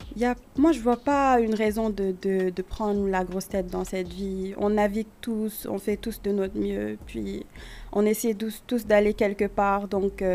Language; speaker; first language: French; non-native, local second language; Wolof